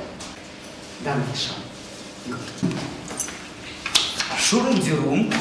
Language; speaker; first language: German; non-native, learner; Russian